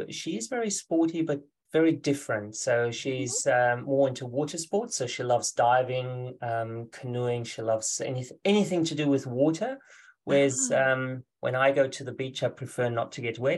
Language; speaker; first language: English; non-native, fluent; German